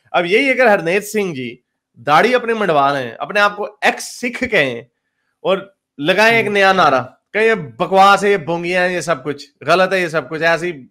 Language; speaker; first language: Urdu; native; Urdu